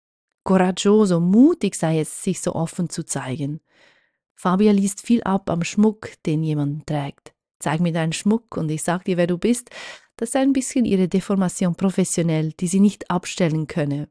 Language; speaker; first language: German; native; German